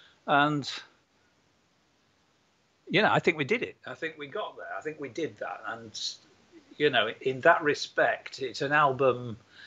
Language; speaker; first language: English; native; English